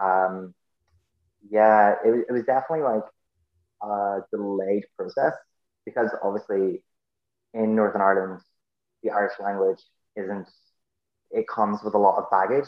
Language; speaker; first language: English; native; English